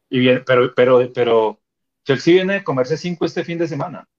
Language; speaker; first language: Spanish; native; Spanish